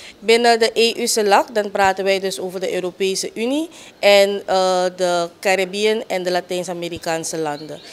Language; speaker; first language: Dutch; native; Dutch